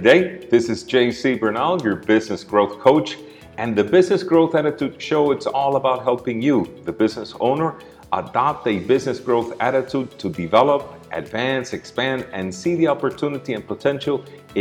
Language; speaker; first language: English; non-native, fluent; Spanish